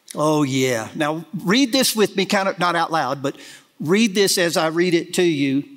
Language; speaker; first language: English; native; English